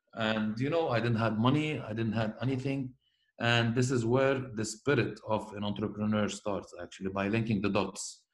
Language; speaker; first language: English; non-native, fluent; Arabic